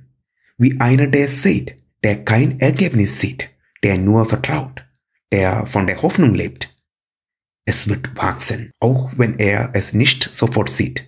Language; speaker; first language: German; non-native, fluent; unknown